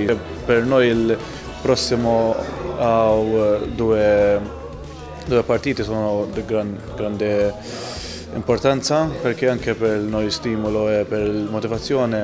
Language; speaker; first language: Italian; non-native, learner; Maltese